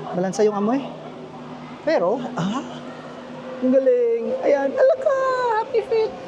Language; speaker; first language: Filipino; native; Filipino